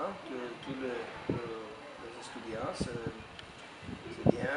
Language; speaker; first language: French; non-native, learner; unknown